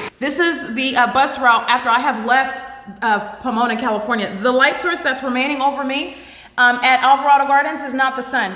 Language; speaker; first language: English; native; English